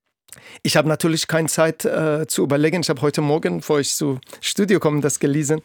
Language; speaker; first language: German; non-native, fluent; Persian